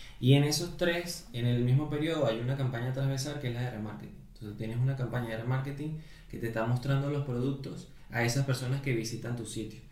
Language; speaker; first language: Spanish; native; Spanish